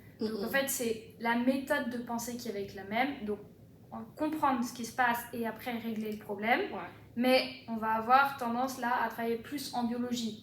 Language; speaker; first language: French; native; French